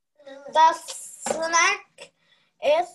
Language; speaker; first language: English; non-native, learner; Vietnamese